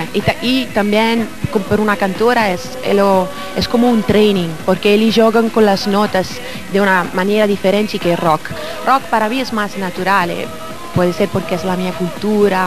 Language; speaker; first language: Portuguese; non-native, learner; Italian